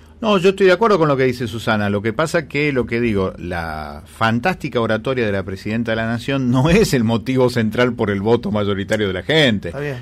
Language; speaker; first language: Spanish; native; Spanish